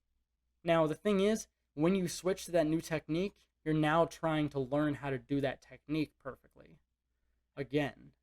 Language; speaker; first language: English; native; English